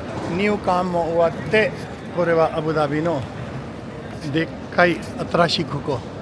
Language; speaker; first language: Japanese; non-native, fluent; Urdu